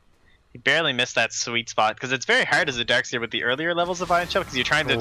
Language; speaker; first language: English; native; English